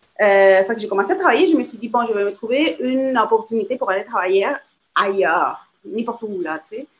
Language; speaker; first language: French; non-native, fluent; Spanish